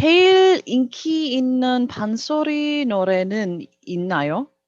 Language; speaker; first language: Korean; non-native, learner; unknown